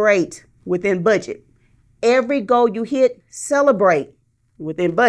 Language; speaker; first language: English; native; English